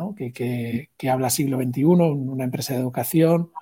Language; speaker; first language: Spanish; native; Spanish